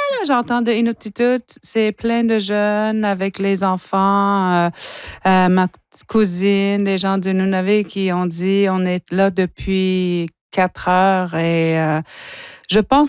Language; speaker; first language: French; non-native, local second language; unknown